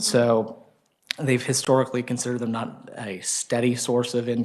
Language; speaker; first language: English; native; English